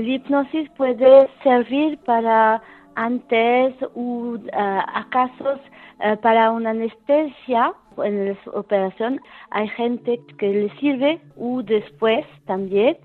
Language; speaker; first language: Spanish; non-native, fluent; French